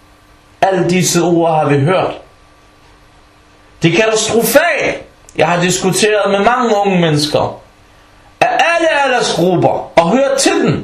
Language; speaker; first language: Danish; non-native, fluent; Arabic